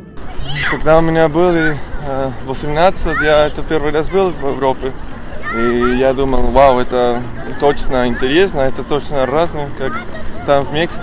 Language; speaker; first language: Russian; non-native, learner; Spanish